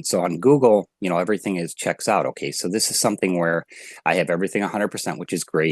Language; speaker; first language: English; native; English